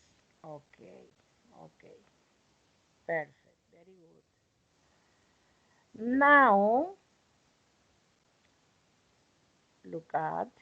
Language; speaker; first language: English; non-native, learner; Spanish